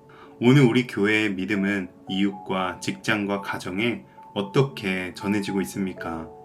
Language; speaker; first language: Korean; native; Korean